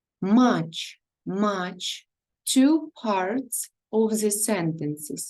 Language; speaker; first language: English; non-native, learner; Ukrainian